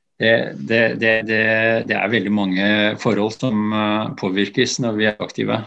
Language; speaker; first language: Norwegian; native; Norwegian